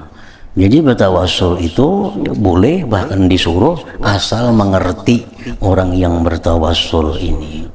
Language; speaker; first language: Indonesian; non-native, local second language; Banjar